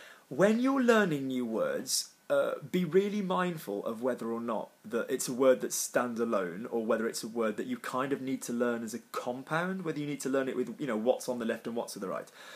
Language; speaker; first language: English; native; English